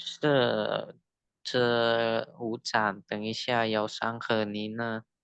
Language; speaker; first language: Chinese; non-native, learner; Indonesian